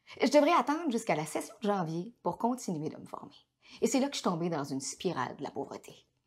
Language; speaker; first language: French; native; French